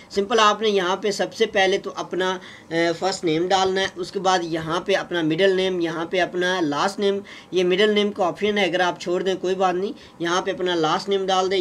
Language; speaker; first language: Urdu; native; Urdu